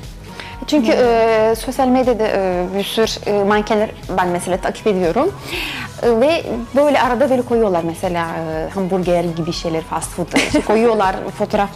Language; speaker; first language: Turkish; non-native, fluent; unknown